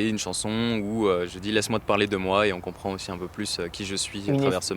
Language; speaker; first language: French; native; French